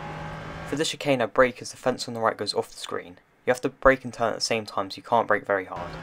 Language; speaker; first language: English; native; English